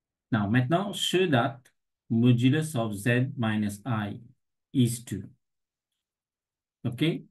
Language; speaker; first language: English; non-native, local second language; Morisyen